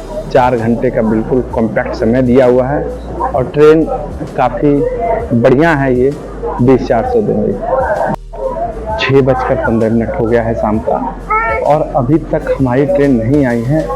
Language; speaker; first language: Hindi; native; Hindi